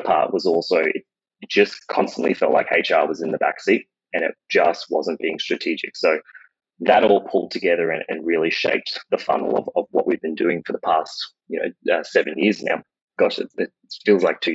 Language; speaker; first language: English; native; English